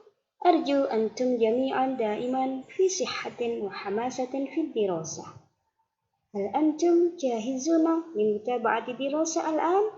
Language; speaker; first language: Arabic; non-native, fluent; Indonesian